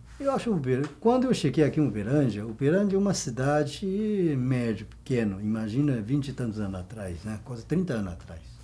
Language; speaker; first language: Portuguese; non-native, fluent; Chinese